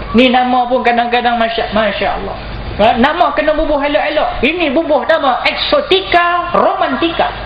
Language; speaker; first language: Malay; native; Malay